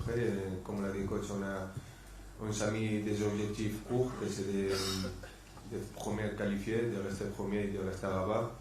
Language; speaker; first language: French; non-native, fluent; Spanish